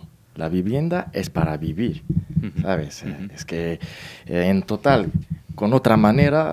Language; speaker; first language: Spanish; non-native, learner; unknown